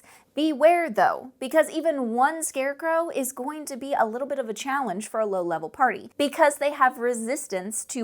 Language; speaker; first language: English; native; English